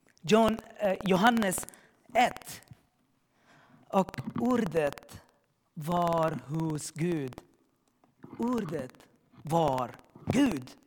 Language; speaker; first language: Swedish; non-native, learner; Arabic